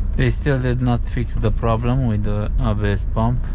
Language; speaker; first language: English; non-native, learner; Romanian